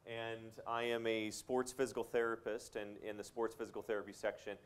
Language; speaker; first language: English; native; English